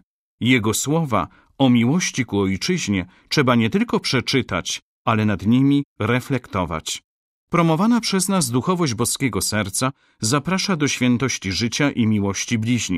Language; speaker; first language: Polish; native; Polish